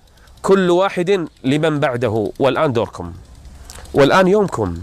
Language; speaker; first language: Arabic; native; Arabic